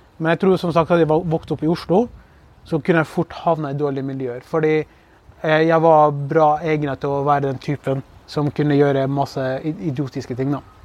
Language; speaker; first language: Norwegian; early bilingual, other home language; Kurdish